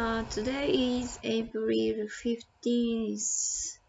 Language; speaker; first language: English; non-native, learner; Japanese